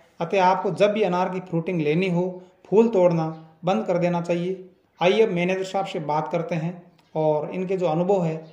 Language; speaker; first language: Hindi; native; Hindi